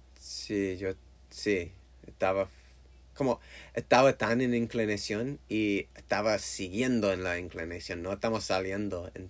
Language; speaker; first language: Spanish; non-native, learner; English